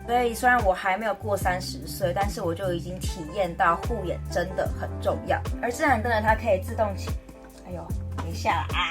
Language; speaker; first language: Chinese; native; Chinese